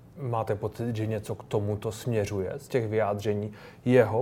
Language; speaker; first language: Czech; native; Czech